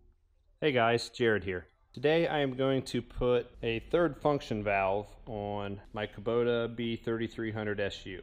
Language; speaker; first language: English; native; English